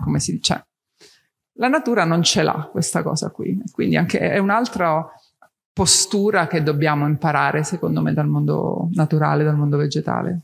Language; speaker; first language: Italian; native; Italian